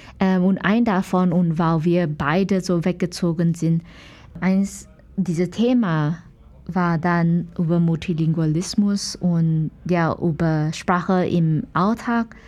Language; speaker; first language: German; non-native, fluent; Chinese